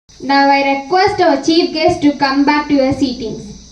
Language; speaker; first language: English; non-native, local second language; Tamil